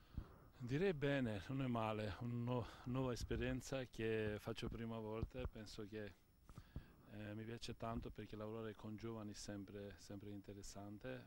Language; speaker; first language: Italian; non-native, fluent; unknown